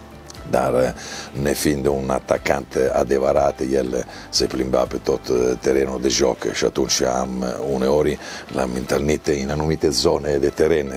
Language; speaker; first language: Romanian; non-native, learner; Italian